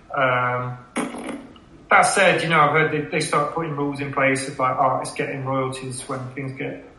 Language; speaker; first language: English; native; English